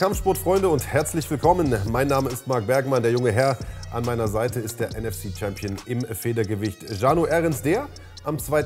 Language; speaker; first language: German; native; German